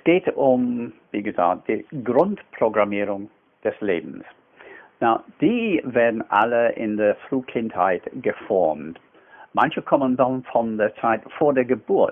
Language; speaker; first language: German; non-native, fluent; English